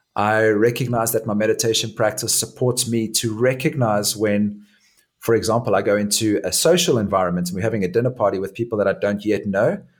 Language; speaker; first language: English; native; English